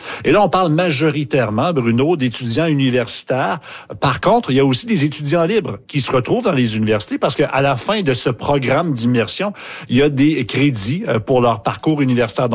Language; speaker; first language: French; native; French